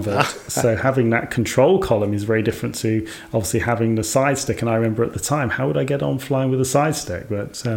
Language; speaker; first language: English; native; English